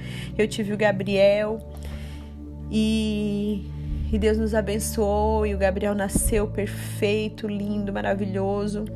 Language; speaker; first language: Portuguese; native; Portuguese